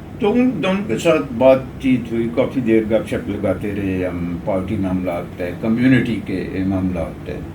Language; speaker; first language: Urdu; non-native, local second language; Pahari-Potwari